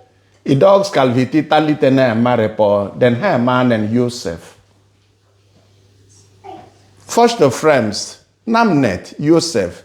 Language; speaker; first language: Swedish; non-native, fluent; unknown